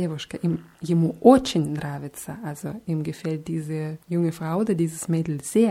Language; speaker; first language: German; non-native, fluent; Russian